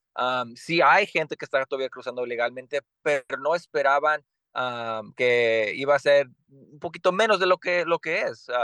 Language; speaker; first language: Spanish; early bilingual, heritage; Spanish